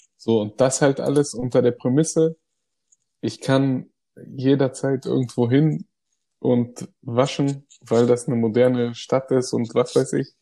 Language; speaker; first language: German; early bilingual, other home language; Greek